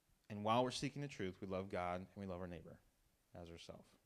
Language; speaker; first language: English; native; English